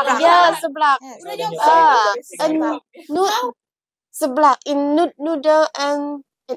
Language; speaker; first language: English; non-native, learner; Thai